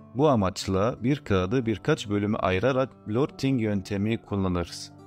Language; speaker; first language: Turkish; non-native, fluent; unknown